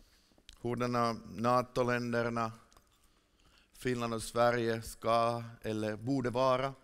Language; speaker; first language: Swedish; non-native, fluent; Finnish